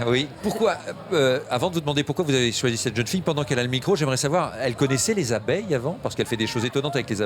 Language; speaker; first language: French; native; French